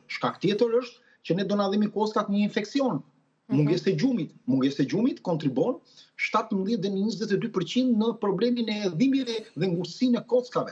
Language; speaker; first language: Albanian; native; Albanian